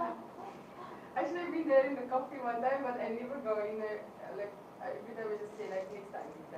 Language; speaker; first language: English; non-native, learner; Arabic